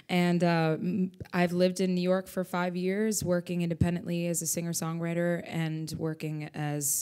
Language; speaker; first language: English; native; English